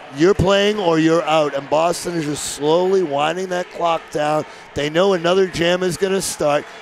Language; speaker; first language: English; native; English